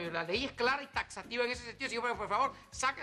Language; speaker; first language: Spanish; native; Spanish